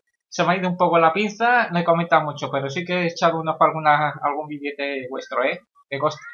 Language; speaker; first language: Spanish; native; Spanish